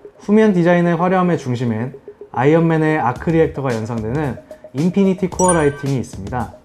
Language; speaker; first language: Korean; native; Korean